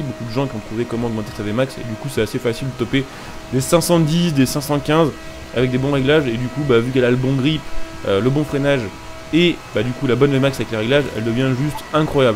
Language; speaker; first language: French; native; French